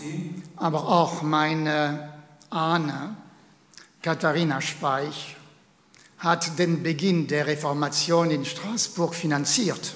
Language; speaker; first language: German; non-native, fluent; French